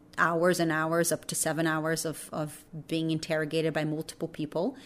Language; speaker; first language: English; non-native, fluent; Portuguese